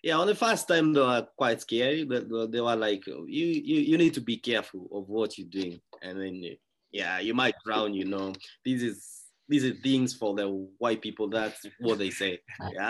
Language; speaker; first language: English; non-native, local second language; Kikuyu